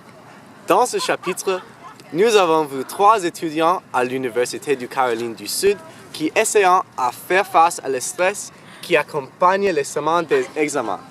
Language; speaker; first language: French; non-native, learner; English